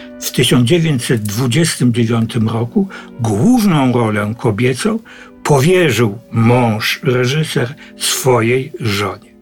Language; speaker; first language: Polish; native; Polish